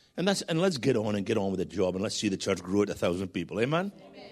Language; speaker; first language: English; native; English